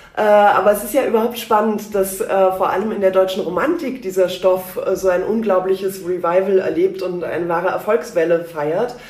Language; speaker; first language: German; native; German